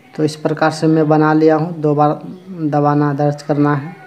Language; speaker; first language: Hindi; native; Hindi